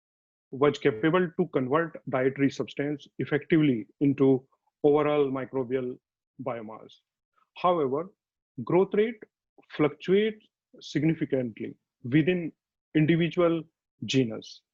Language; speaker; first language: English; non-native, fluent; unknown